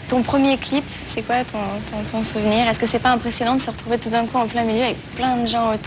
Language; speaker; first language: French; native; French